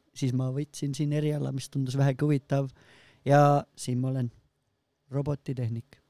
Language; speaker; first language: Estonian; native; Estonian